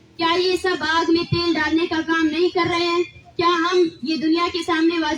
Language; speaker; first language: Urdu; non-native, local second language; Baluchi